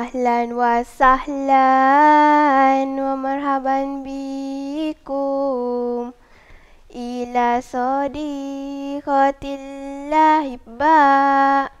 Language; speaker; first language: Arabic; non-native, learner; Malay